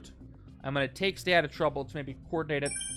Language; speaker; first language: English; native; English